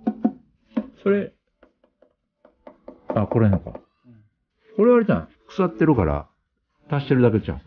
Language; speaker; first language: Japanese; native; Japanese